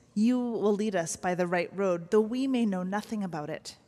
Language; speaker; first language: English; native; English